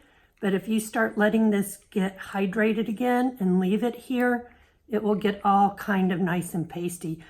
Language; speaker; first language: English; native; English